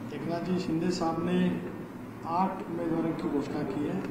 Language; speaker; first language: Hindi; non-native, local second language; Marathi